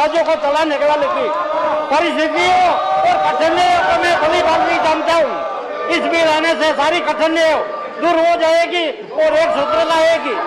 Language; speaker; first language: Hindi; non-native, local second language; Gujarati